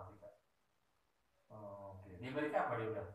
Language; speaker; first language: Indonesian; native; Indonesian